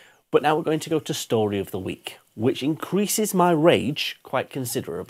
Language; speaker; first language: English; native; English